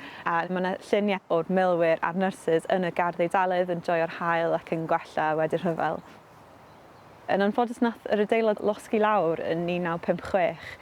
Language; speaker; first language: Welsh; native; Welsh